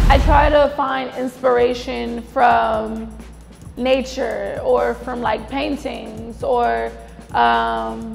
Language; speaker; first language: English; native; English